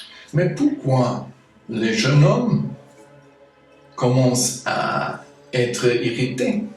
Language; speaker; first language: French; non-native, fluent; German